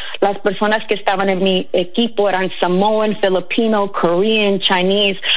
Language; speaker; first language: Spanish; early bilingual, heritage; Spanish